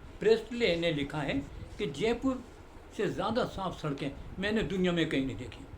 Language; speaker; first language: Urdu; native; Urdu